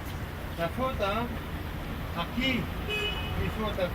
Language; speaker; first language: Spanish; non-native, learner; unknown